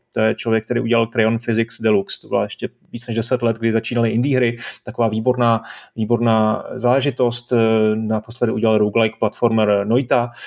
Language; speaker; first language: Czech; native; Czech